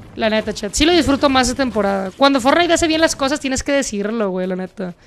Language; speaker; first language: Spanish; native; Spanish